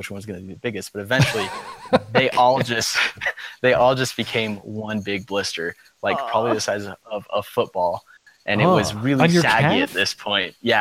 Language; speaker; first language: English; native; English